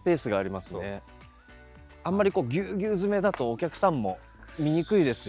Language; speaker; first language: Japanese; native; Japanese